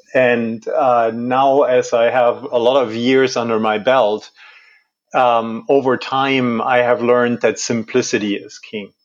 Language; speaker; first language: English; non-native, fluent; German